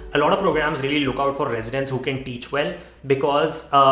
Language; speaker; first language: English; non-native, local second language; Hindi